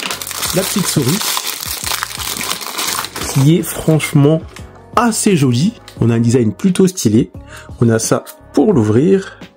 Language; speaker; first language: French; native; French